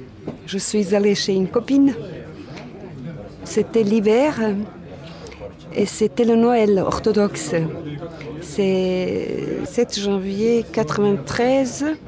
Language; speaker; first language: French; non-native, fluent; Bosnian